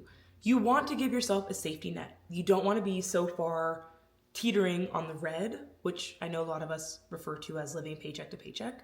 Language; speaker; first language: English; native; English